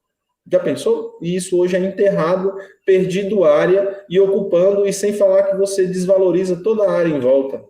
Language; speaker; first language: Portuguese; native; Portuguese